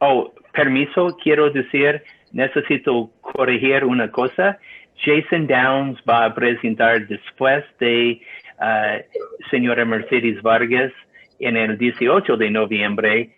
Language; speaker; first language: Spanish; non-native, learner; English